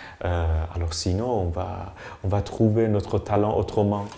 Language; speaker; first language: French; non-native, fluent; Persian